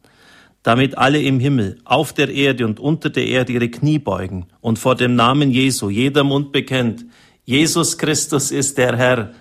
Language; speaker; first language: German; native; German